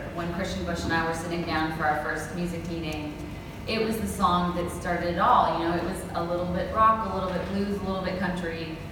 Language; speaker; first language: English; native; English